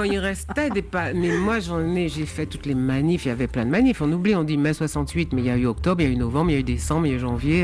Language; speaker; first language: French; native; French